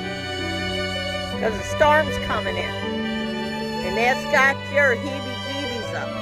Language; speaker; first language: English; native; English